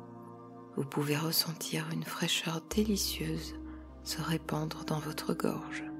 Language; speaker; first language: French; native; French